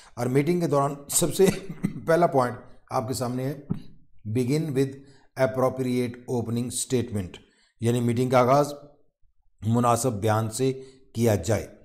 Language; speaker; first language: Urdu; non-native, local second language; Punjabi